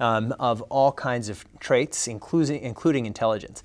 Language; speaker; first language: English; native; English